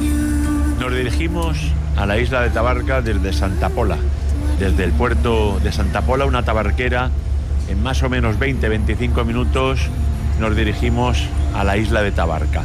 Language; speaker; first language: Spanish; native; Spanish